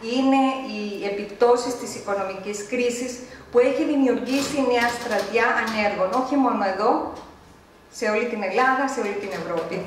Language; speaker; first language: Greek; non-native, fluent; Spanish